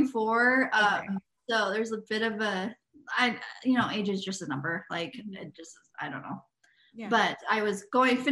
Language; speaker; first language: English; native; English